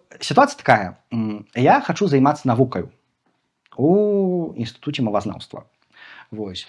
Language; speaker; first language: Belarusian; non-native, local second language; Russian